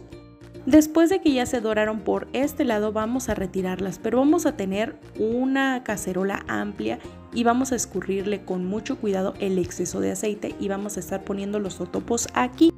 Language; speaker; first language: Spanish; native; Spanish